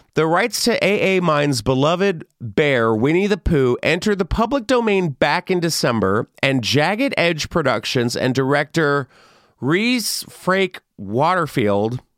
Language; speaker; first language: English; native; English